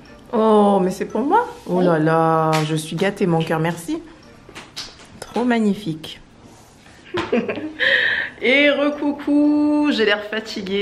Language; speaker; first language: French; native; French